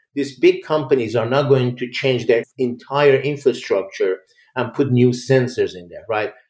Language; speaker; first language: English; early bilingual, other home language; Persian